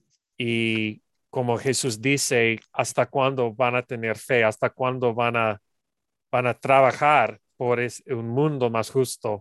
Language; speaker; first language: Spanish; non-native, learner; English